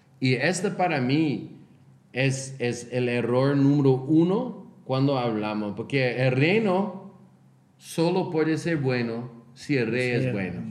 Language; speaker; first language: Spanish; non-native, fluent; Portuguese